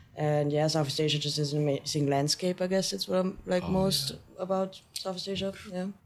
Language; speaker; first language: English; non-native, fluent; German